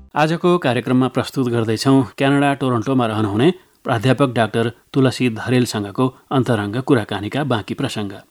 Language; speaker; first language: Nepali; native; Nepali